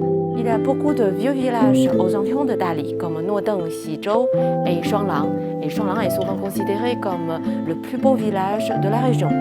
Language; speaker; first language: French; non-native, fluent; Chinese